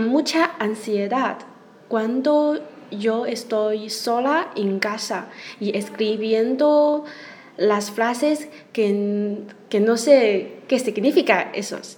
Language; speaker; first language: Spanish; non-native, learner; Chinese